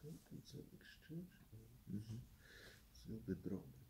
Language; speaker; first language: English; non-native, learner; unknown